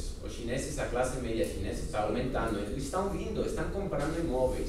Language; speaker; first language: Portuguese; non-native, fluent; Spanish